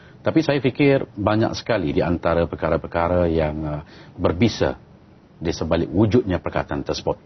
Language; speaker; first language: Malay; native; Malay